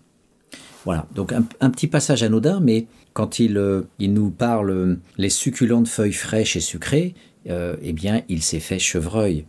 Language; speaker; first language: French; native; French